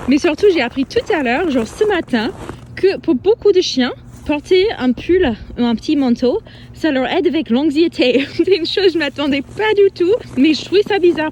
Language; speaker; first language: French; non-native, fluent; English